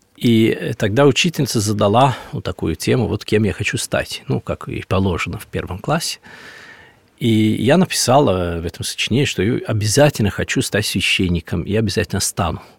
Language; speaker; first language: Russian; non-native, fluent; Italian